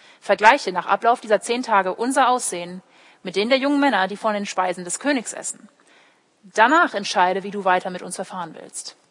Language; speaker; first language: German; early bilingual, other home language; English